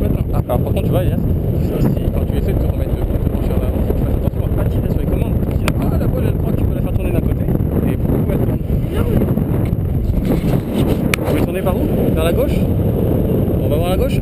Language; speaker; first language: French; native; French